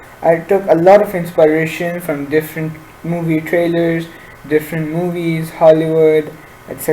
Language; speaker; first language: English; non-native, local second language; Urdu